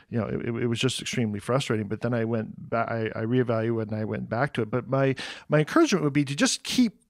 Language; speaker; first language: English; native; English